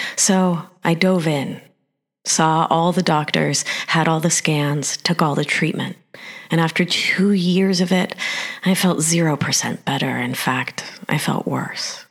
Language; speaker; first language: English; early bilingual, other home language; Spanish